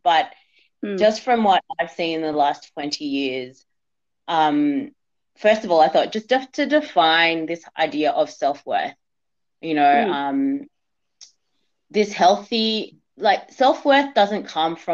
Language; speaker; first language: English; native; English